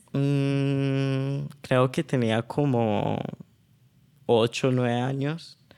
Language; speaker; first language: Spanish; early bilingual, heritage; Spanish